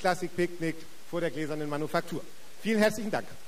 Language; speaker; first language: German; native; German